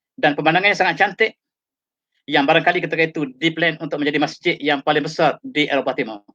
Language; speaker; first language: Malay; native; Malay